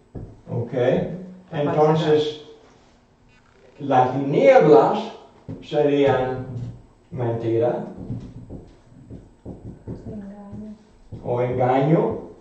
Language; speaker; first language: Spanish; non-native, fluent; English